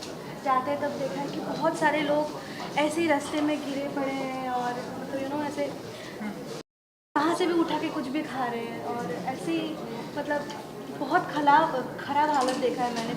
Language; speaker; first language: Hindi; non-native, local second language; Bangla